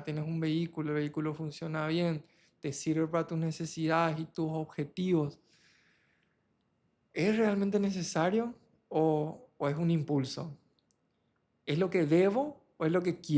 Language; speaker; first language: Spanish; native; Spanish